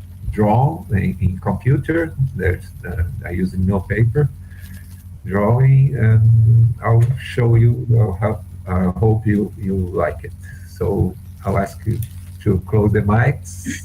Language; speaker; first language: English; non-native, fluent; Portuguese